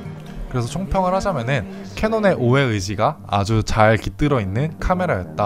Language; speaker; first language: Korean; native; Korean